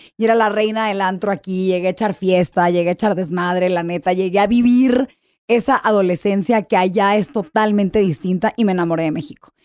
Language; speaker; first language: Spanish; early bilingual, heritage; English